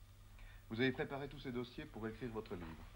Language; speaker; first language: French; native; French